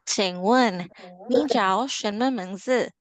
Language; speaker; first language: Chinese; non-native, learner; Filipino